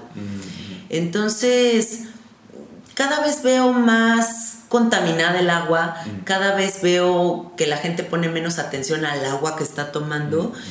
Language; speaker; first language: Spanish; native; Spanish